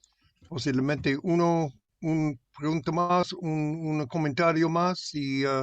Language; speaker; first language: Spanish; non-native, fluent; English